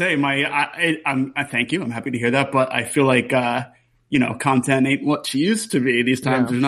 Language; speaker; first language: English; native; English